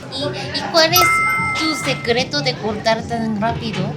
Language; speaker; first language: Spanish; non-native, fluent; Korean